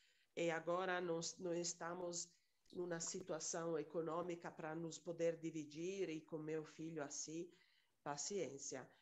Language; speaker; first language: Portuguese; non-native, fluent; Italian